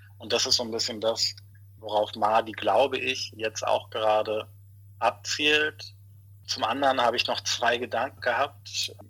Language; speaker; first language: German; native; German